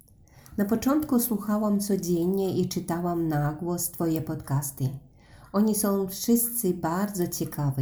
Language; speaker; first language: Polish; non-native, learner; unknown